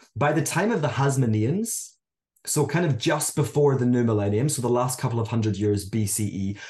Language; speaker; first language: English; native; English